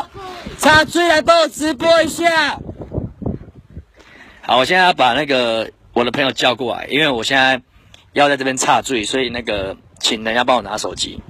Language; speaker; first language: Chinese; native; Chinese